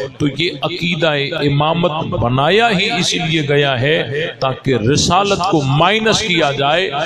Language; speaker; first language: Urdu; non-native, local second language; Sindhi